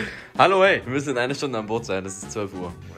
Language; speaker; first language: German; native; German